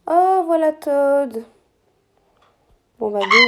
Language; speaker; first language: French; native; French